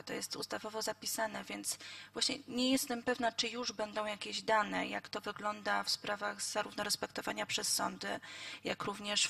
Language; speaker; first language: Polish; native; Polish